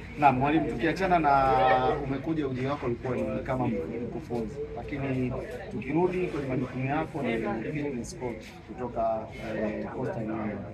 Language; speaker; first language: Swahili; native; Swahili